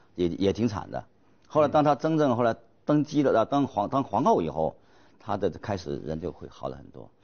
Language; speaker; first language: Chinese; native; Chinese